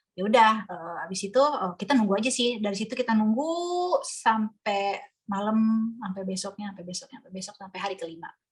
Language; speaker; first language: Indonesian; native; Indonesian